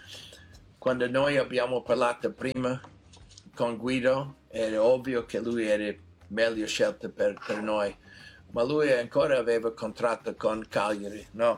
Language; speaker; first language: Italian; non-native, learner; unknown